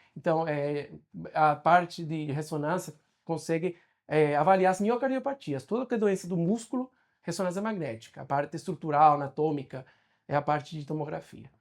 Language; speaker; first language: Portuguese; non-native, fluent; Spanish